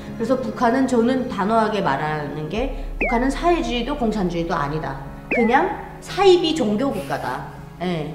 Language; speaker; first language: Korean; native; Korean